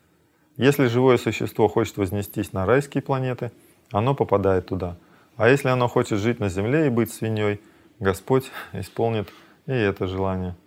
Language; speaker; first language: Russian; native; Russian